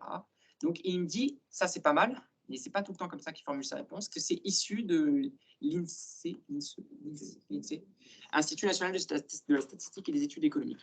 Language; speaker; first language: French; native; French